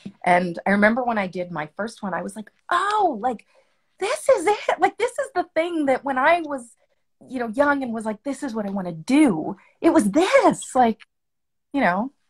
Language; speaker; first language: English; early bilingual, other home language; French